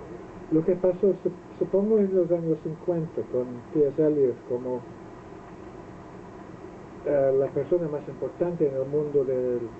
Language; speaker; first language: Spanish; non-native, fluent; Welsh